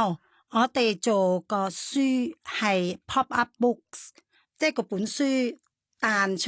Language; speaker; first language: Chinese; non-native, fluent; Thai